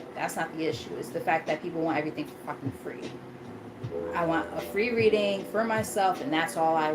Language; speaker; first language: English; native; English